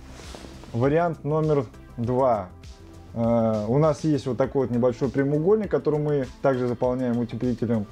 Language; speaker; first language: Russian; native; Russian